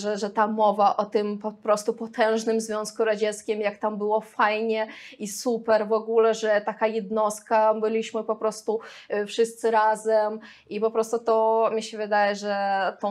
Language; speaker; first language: Polish; non-native, fluent; Russian